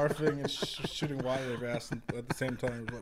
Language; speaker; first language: English; native; English